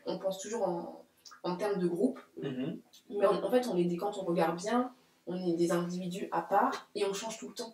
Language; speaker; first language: French; native; French